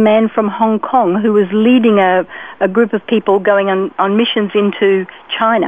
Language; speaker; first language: English; native; English